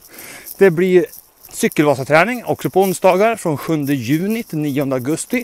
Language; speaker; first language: Swedish; native; Swedish